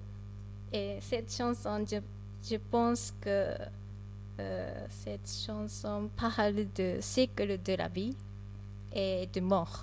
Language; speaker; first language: French; non-native, fluent; Japanese